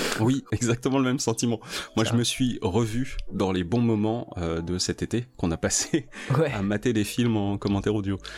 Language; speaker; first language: French; native; French